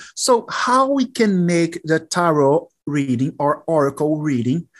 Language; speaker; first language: English; non-native, learner; Portuguese